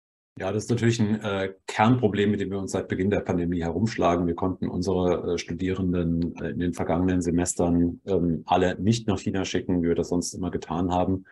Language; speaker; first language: German; native; German